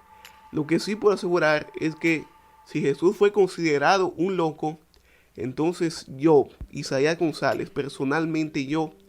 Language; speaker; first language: Spanish; native; Spanish